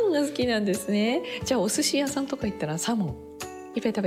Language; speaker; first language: Japanese; native; Japanese